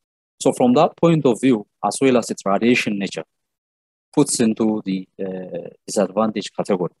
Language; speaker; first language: English; non-native, local second language; Amharic